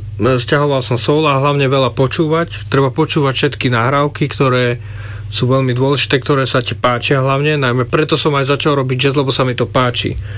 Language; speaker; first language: Slovak; native; Slovak